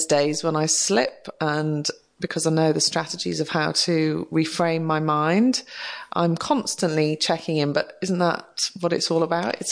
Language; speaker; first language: English; native; English